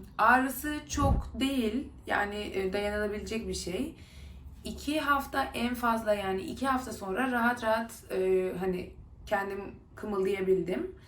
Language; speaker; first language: Turkish; early bilingual, heritage; Turkish